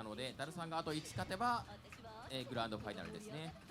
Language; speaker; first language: Japanese; native; Japanese